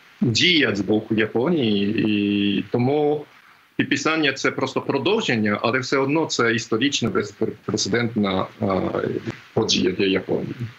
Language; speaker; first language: Ukrainian; non-native, fluent; Japanese